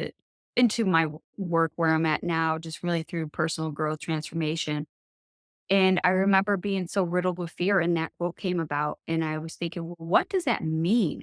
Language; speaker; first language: English; native; English